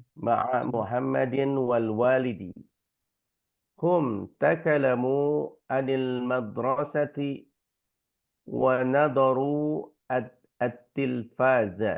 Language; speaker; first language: Arabic; non-native, learner; Indonesian